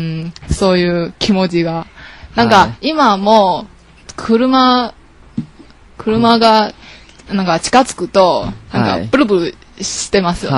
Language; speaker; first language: Japanese; non-native, learner; Chinese